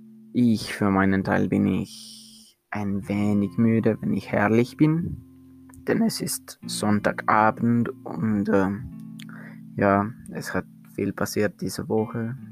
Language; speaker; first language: German; non-native, learner; Spanish